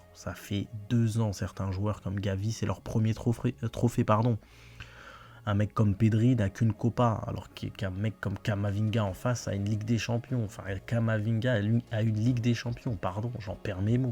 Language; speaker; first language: French; native; French